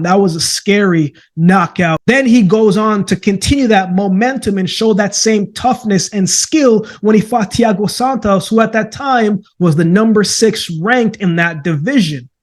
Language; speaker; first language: English; native; English